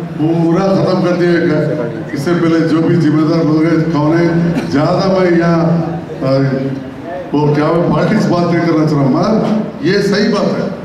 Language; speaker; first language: Urdu; non-native, local second language; Telugu